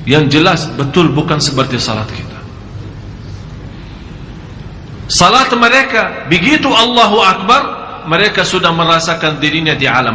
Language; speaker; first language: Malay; non-native, fluent; Arabic